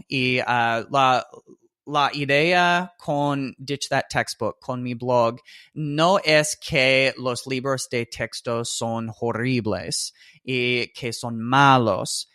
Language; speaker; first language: Spanish; non-native, fluent; English